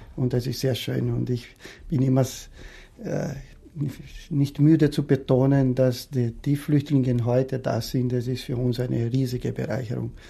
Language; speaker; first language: German; non-native, fluent; Portuguese